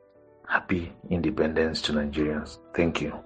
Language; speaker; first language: English; non-native, local second language; Igbo